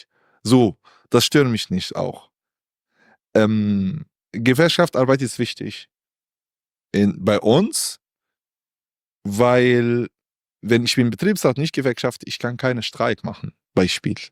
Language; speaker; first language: German; non-native, learner; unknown